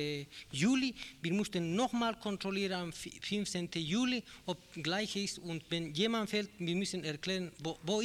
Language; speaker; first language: German; non-native, learner; Spanish